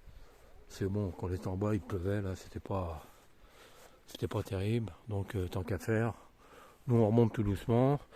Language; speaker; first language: French; native; French